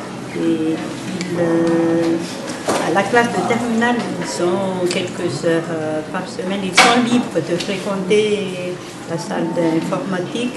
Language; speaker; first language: French; non-native, local second language; Malagasy